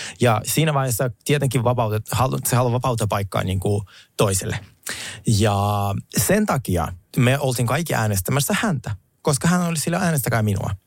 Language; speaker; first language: Finnish; non-native, fluent; Russian